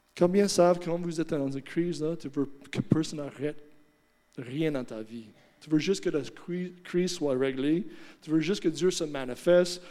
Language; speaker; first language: French; non-native, fluent; English